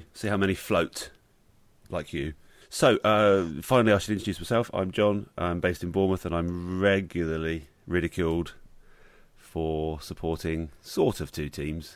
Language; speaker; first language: English; native; English